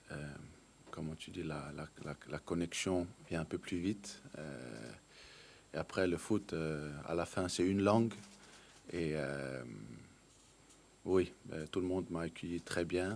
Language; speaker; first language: French; non-native, fluent; Danish